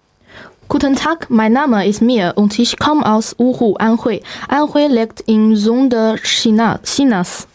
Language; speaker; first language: German; non-native, learner; Chinese